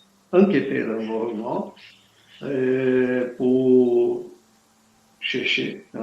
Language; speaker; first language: French; non-native, learner; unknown